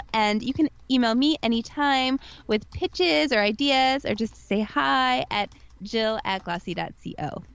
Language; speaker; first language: English; native; English